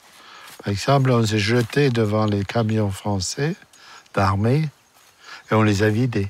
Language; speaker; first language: French; non-native, fluent; German